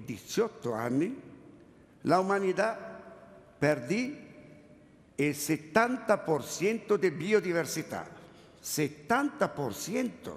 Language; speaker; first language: Spanish; non-native, learner; Italian